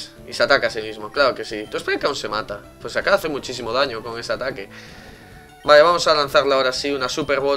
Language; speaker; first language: Spanish; native; Spanish